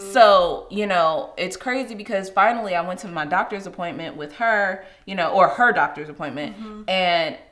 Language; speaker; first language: English; native; English